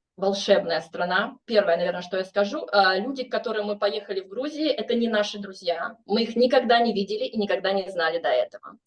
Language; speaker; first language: Russian; native; Russian